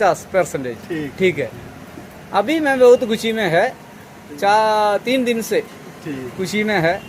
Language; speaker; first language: Hindi; non-native, local second language; Malayalam